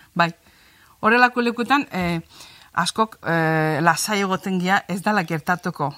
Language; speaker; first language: Basque; non-native, fluent; Azerbaijani